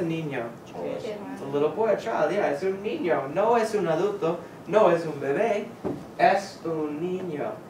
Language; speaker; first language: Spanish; non-native, fluent; English